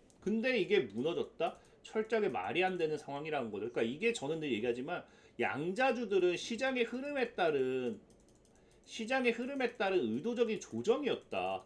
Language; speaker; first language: Korean; native; Korean